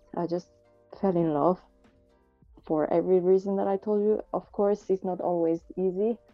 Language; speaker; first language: English; non-native, fluent; French